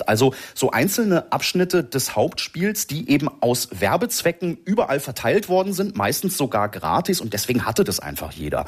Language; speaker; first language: German; native; German